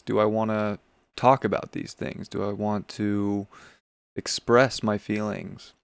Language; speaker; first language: English; native; English